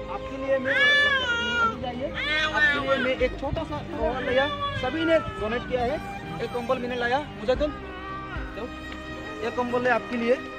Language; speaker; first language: Hindi; non-native, local second language; Assamese